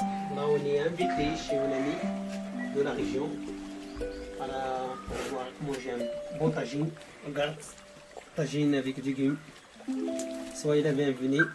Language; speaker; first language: French; non-native, local second language; Arabic